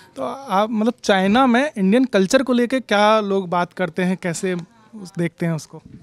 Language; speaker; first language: Hindi; native; Hindi